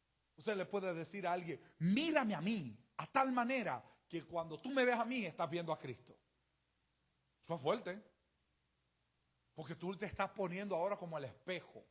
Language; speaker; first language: Spanish; native; Spanish